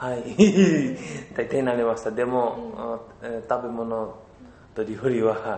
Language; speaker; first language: Japanese; non-native, learner; Bangla